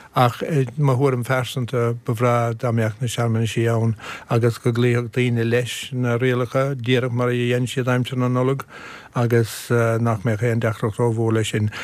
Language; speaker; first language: Irish; native; Irish